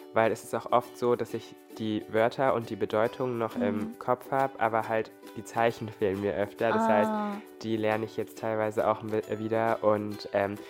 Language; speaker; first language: German; native; German